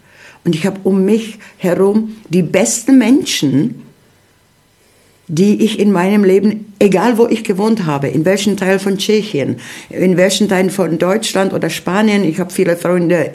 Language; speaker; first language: German; early bilingual, heritage; Czech